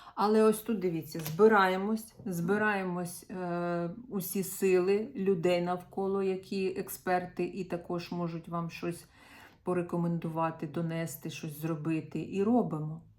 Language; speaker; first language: Ukrainian; non-native, local second language; Russian